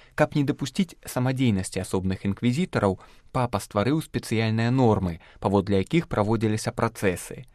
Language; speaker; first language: Belarusian; native; Belarusian